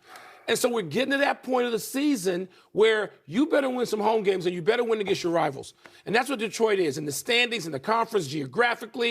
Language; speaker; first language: English; native; English